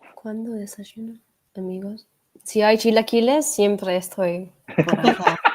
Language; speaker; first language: Spanish; non-native, learner; English